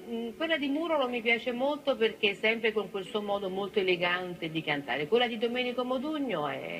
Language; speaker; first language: Italian; native; Italian